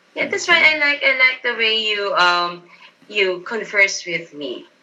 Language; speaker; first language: English; non-native, local second language; Filipino